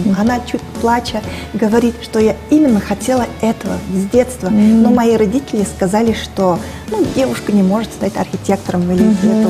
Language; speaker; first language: Russian; native; Russian